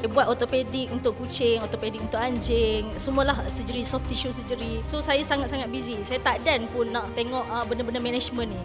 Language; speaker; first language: Malay; native; Malay